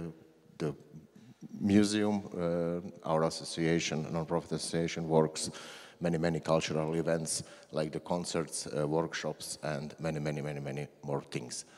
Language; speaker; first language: English; non-native, learner; Croatian